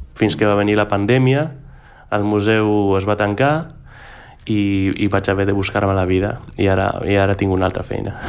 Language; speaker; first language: Catalan; non-native, fluent; Greek